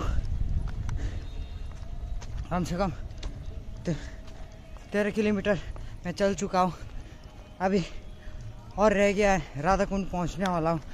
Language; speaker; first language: Hindi; non-native, local second language; Nepali